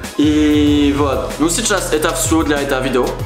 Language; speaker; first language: Russian; non-native, learner; French